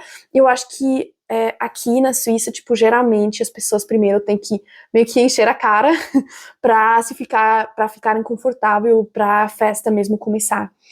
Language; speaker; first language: Portuguese; non-native, fluent; German